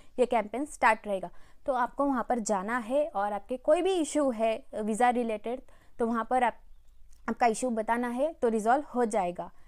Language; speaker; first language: Hindi; native; Hindi